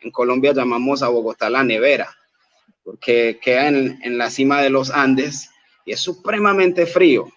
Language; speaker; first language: Spanish; native; Spanish